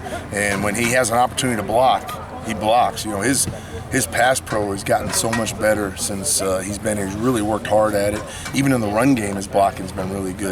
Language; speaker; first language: English; native; English